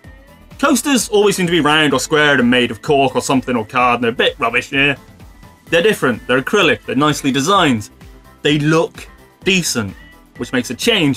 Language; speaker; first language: English; native; English